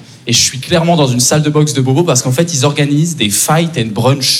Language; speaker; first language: French; native; French